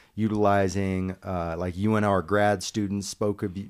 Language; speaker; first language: English; native; English